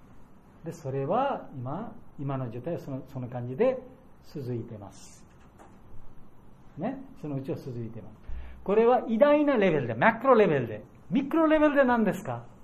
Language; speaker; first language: Japanese; non-native, learner; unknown